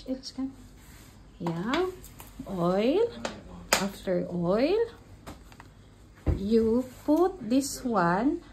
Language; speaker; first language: English; non-native, learner; Filipino